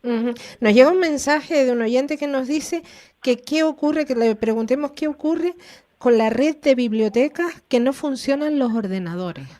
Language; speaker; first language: Spanish; native; Spanish